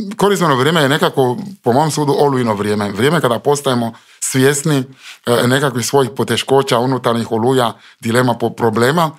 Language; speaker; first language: Croatian; non-native, fluent; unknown